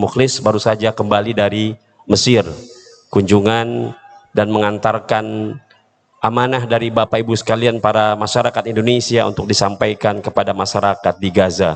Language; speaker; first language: Indonesian; native; Indonesian